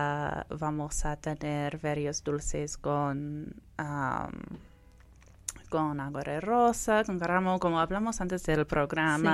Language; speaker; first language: Spanish; non-native, fluent; English